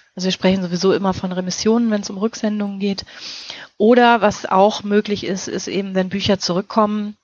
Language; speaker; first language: German; native; German